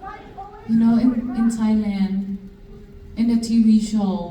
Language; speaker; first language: English; non-native, fluent; Thai